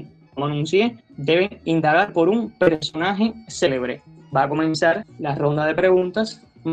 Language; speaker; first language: Spanish; native; Spanish